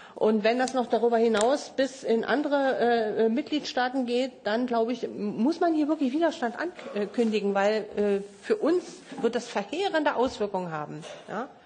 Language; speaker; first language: German; native; German